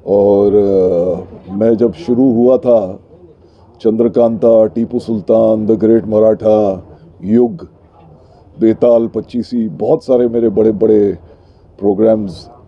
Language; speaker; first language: Hindi; native; Hindi